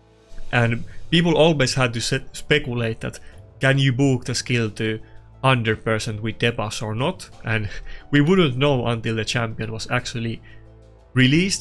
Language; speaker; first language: English; non-native, fluent; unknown